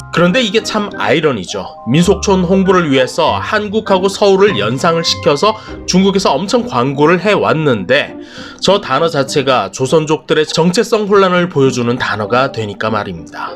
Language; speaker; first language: Korean; native; Korean